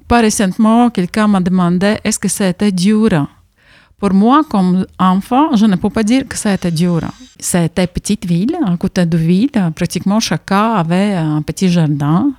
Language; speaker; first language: French; non-native, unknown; Latvian